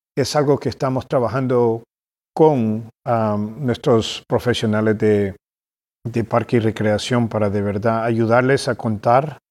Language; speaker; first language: Spanish; early bilingual, heritage; Spanish